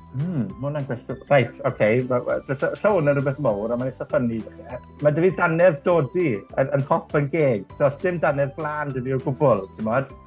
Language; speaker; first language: Welsh; native; Welsh